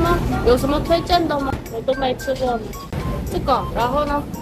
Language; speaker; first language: Chinese; non-native, learner; Korean